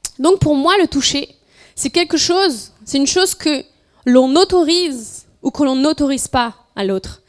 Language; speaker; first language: French; non-native, fluent; Spanish